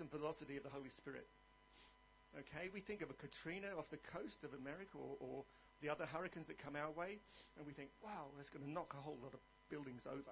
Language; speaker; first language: English; native; English